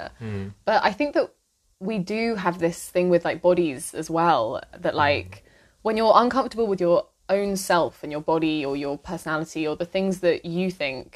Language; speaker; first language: English; native; English